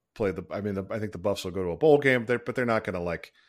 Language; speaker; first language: English; native; English